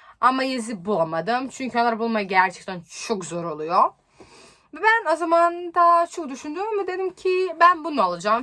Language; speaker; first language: Turkish; non-native, learner; Serbian